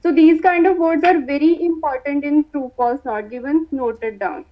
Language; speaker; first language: English; non-native, local second language; Punjabi